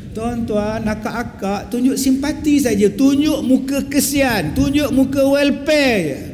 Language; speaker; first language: Malay; native; Malay